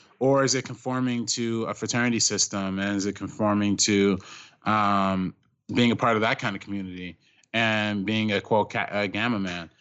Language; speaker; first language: English; native; English